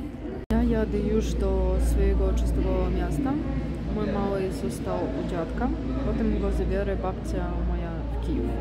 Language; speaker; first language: Polish; non-native, learner; Ukrainian